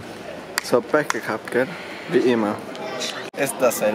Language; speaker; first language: German; non-native, learner; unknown